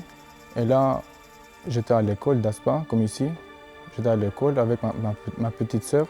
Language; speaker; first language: French; non-native, learner; Albanian